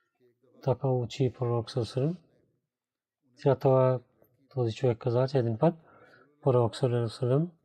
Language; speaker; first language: Bulgarian; non-native, learner; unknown